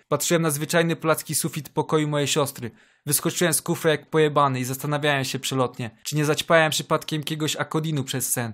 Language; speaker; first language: Polish; native; Polish